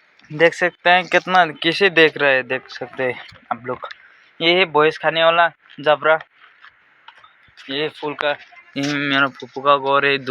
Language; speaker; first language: Hindi; non-native, learner; Nepali